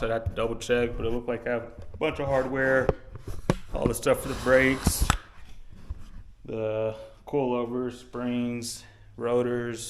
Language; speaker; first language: English; native; English